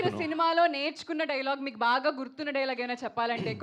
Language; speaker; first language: Telugu; native; Telugu